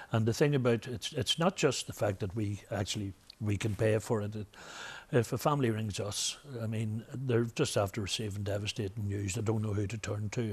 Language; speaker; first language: English; native; English